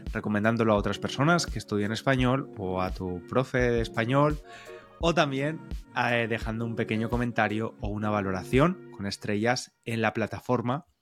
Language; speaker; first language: Spanish; native; Spanish